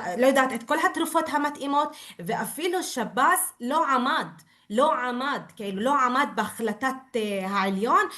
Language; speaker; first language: Hebrew; non-native, local second language; Arabic